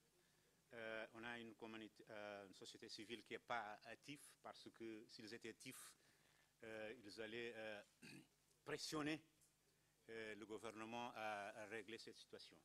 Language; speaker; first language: French; non-native, fluent; Kabuverdianu